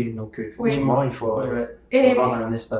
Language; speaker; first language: French; native; French